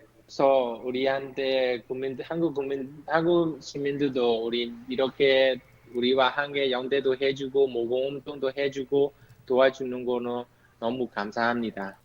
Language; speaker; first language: Korean; non-native, fluent; Burmese